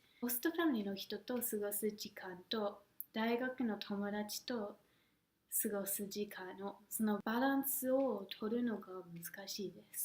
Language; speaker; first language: Japanese; non-native, fluent; English